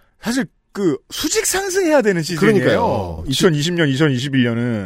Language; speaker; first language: Korean; native; Korean